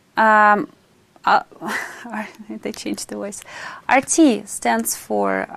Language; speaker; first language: English; non-native, fluent; Russian